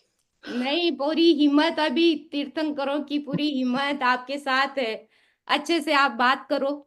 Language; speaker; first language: Hindi; native; Hindi